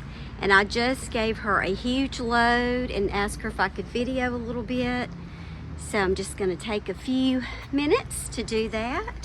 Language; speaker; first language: English; native; English